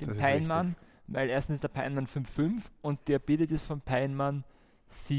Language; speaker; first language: German; native; German